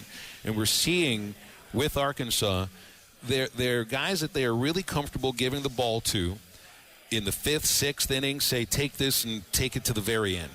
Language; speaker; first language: English; native; English